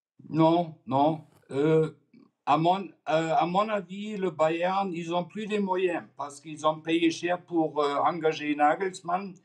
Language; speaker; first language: French; non-native, fluent; German